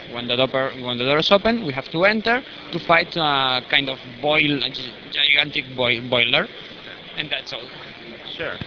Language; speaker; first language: English; non-native, learner; Spanish